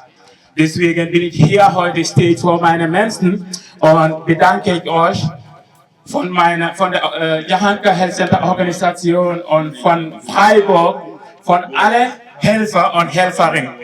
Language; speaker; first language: German; non-native, learner; Wolof